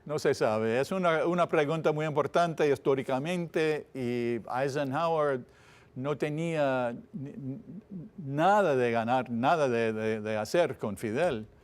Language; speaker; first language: Spanish; non-native, fluent; English